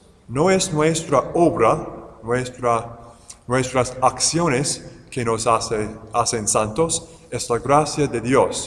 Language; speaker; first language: Spanish; non-native, fluent; English